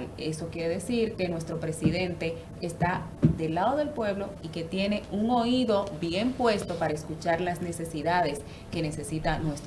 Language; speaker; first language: Spanish; native; Spanish